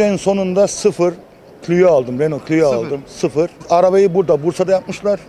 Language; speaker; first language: Turkish; early bilingual, heritage; Turkish